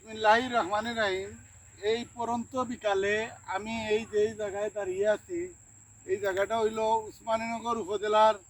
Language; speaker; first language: Bangla; non-native, local second language; Sylheti